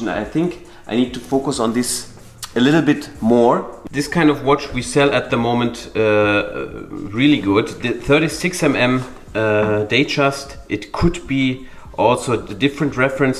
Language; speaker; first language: English; non-native, fluent; German